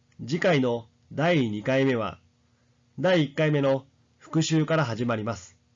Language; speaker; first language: Japanese; native; Japanese